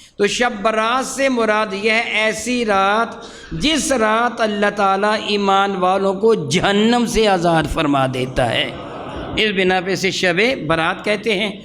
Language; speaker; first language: Urdu; non-native, local second language; Punjabi